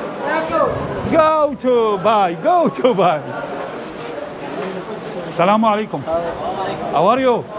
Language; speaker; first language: English; non-native, learner; Arabic